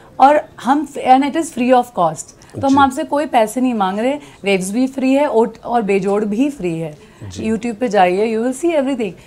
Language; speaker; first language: Hindi; native; Hindi